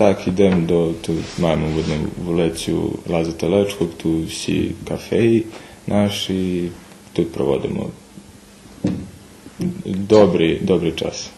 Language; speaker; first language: Ukrainian; early bilingual, heritage; Ukrainian